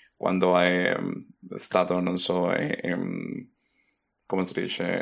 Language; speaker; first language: Italian; non-native, fluent; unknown